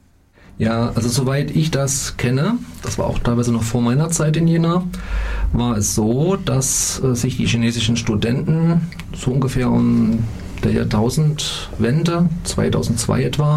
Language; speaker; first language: German; native; German